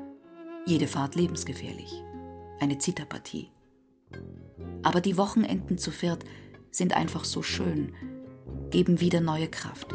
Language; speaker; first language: German; native; German